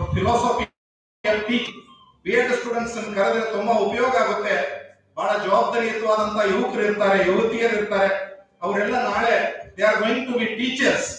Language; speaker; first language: English; non-native, local second language; Kannada